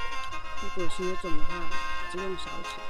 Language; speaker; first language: Chinese; non-native, fluent; Lao